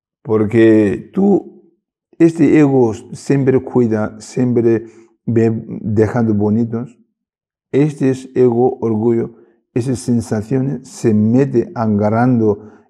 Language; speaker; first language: Spanish; non-native, learner; Tibetan